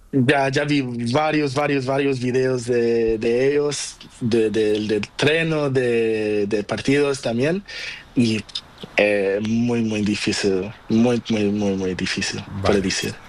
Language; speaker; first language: Spanish; non-native, learner; Portuguese